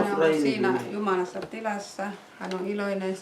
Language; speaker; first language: Finnish; non-native, fluent; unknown